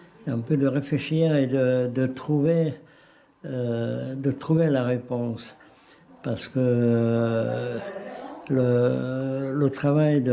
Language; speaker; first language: French; non-native, fluent; Czech